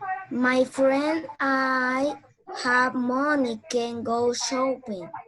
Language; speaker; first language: English; non-native, learner; Spanish